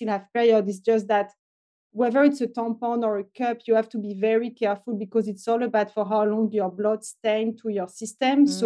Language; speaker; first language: English; non-native, fluent; French